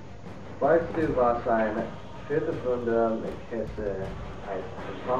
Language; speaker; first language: German; non-native, learner; English